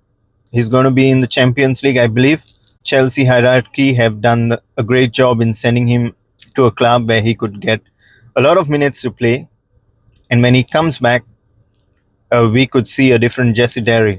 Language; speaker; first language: English; non-native, local second language; Konkani